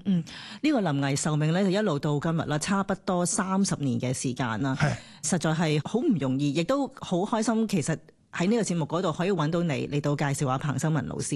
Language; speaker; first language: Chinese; non-native, local second language; Cantonese